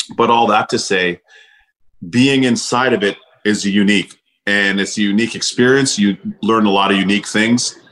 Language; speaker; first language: English; native; English